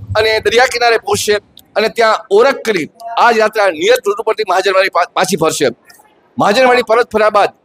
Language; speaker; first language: Gujarati; native; Gujarati